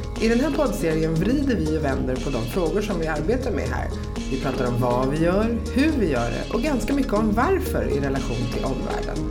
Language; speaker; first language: Swedish; native; Swedish